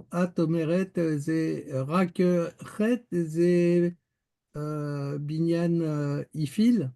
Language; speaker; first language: Hebrew; non-native, learner; French